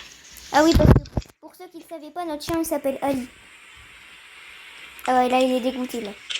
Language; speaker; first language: French; native; French